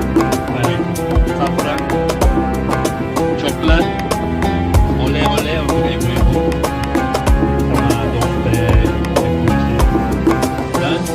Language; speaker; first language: Indonesian; non-native, learner; Turkish